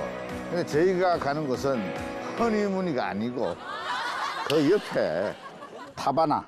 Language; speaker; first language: Korean; native; Korean